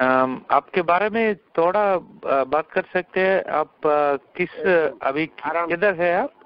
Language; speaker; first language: Hindi; non-native, local second language; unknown